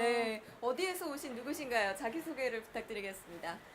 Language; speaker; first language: Korean; native; Korean